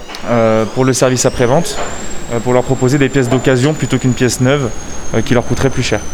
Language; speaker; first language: French; native; French